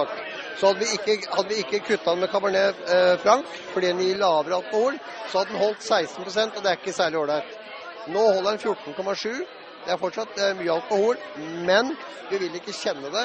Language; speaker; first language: Norwegian; native; Norwegian